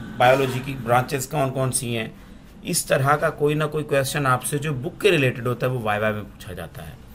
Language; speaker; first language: Urdu; non-native, local second language; Punjabi